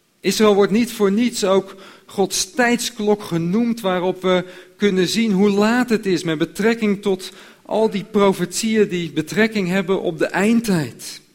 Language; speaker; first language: Dutch; native; Dutch